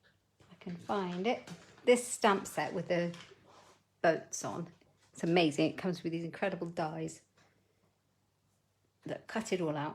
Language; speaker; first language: English; native; English